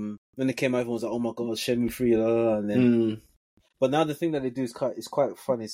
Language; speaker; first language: English; native; English